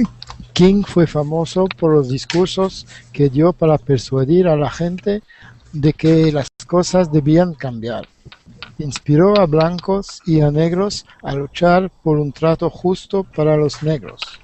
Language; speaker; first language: Spanish; non-native, learner; French